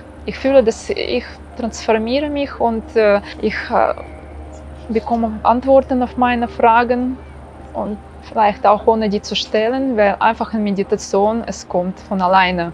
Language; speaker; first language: German; non-native, fluent; Russian